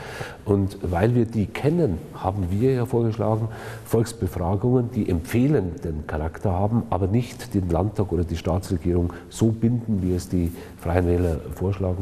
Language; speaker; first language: German; native; German